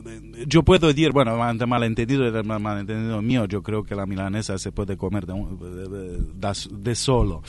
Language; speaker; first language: Spanish; non-native, fluent; Romanian